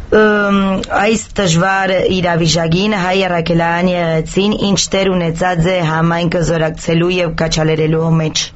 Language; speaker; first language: Armenian; early bilingual, heritage; Armenian